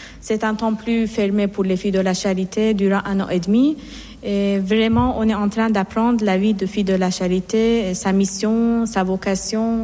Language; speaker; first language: French; non-native, fluent; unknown